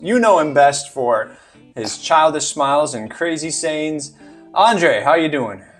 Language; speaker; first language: English; native; English